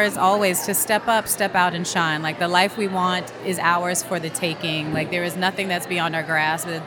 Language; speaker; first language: English; native; English